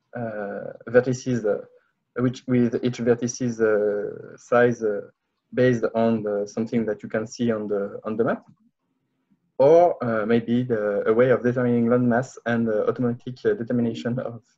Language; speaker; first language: English; non-native, learner; French